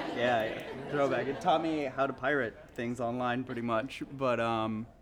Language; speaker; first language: English; native; English